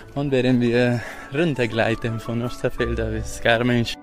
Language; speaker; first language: German; non-native, learner; Spanish